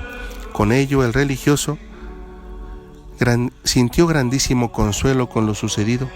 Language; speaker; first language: Spanish; native; Spanish